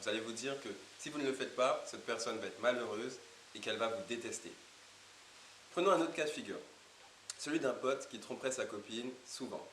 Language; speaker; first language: French; native; French